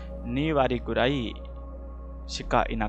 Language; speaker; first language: Japanese; non-native, fluent; Hindi